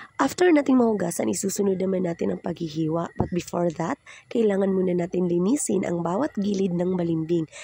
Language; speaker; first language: Filipino; non-native, local second language; Cebuano